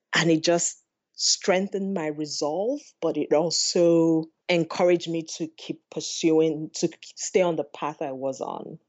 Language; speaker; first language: English; non-native, local second language; Igbo